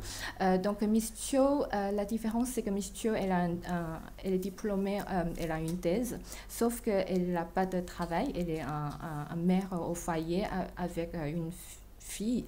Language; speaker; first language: French; non-native, fluent; Chinese